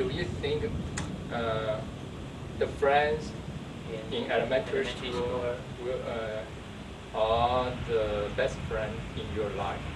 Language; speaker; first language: English; non-native, learner; Chinese